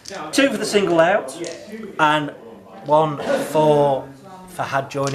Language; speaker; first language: English; native; English